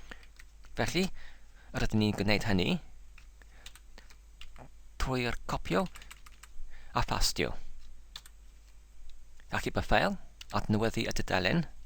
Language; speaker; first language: Welsh; non-native, learner; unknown